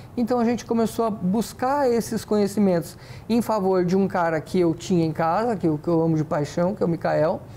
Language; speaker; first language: Portuguese; native; Portuguese